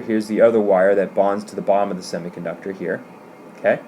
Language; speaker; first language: English; native; English